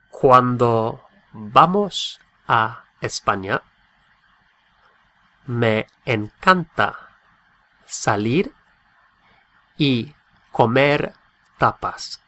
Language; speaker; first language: Spanish; non-native, fluent; English